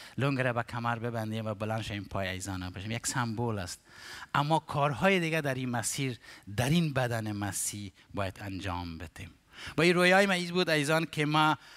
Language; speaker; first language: Persian; native; Persian